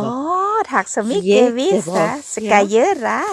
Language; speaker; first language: Swedish; non-native, learner; Thai